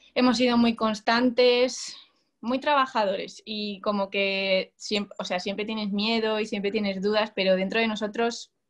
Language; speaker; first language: Spanish; native; Spanish